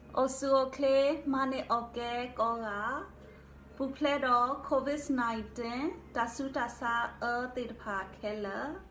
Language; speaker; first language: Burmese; non-native, local second language; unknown